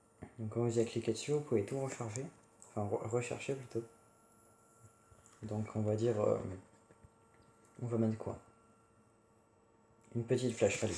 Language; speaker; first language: French; native; French